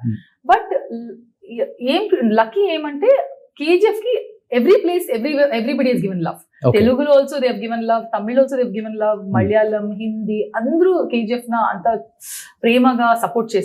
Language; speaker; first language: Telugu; non-native, learner; Kannada